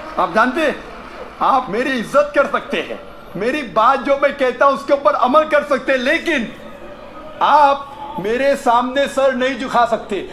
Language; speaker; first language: Hindi; non-native, local second language; Konkani